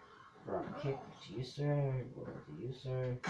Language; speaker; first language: English; native; English